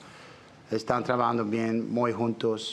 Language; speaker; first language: Italian; non-native, learner; English